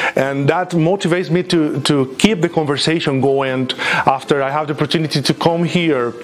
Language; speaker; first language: English; non-native, fluent; Spanish